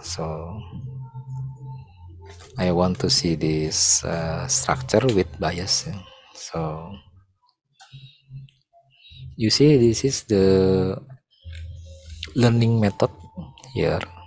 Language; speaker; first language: English; non-native, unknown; Indonesian